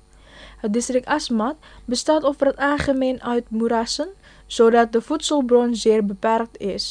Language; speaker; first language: Dutch; non-native, fluent; Indonesian